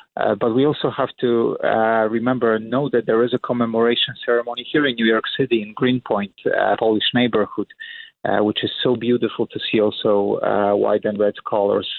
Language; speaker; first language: English; non-native, fluent; Polish